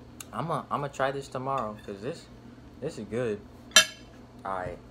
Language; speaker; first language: English; native; English